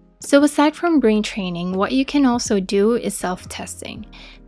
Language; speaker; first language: English; non-native, local second language; Filipino